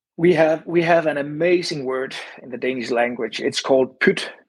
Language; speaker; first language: English; non-native, fluent; Danish